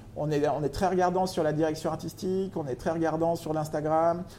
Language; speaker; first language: French; native; French